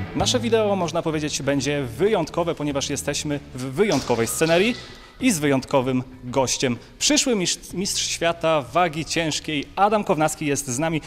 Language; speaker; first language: Polish; native; Polish